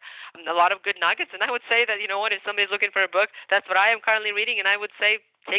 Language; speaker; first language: English; non-native, fluent; Ukrainian